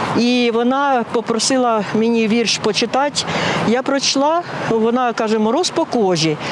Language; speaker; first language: Ukrainian; non-native, local second language; Russian